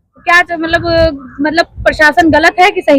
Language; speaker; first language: Hindi; native; Hindi